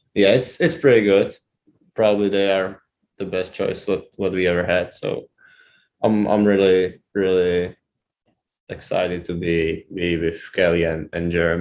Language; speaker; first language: English; non-native, fluent; Czech